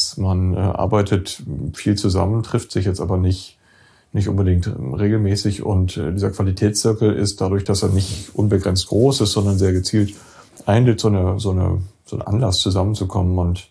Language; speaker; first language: German; native; German